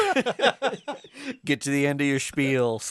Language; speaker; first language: English; native; English